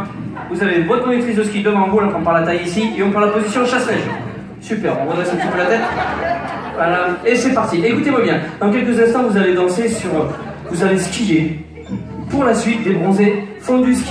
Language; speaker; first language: French; native; French